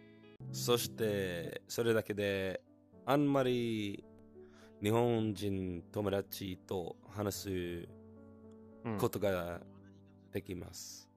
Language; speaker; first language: Japanese; non-native, learner; English